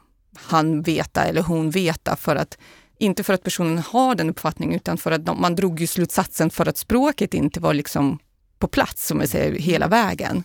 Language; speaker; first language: Swedish; non-native, fluent; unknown